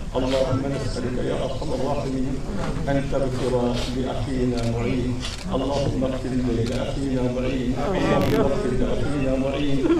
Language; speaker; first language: Arabic; non-native, fluent; Indonesian